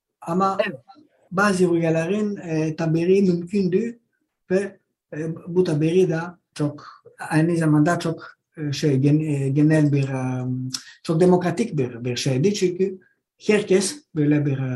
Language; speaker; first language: Turkish; non-native, learner; Greek